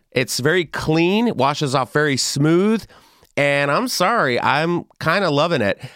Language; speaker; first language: English; native; English